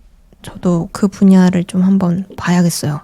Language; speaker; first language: Korean; native; Korean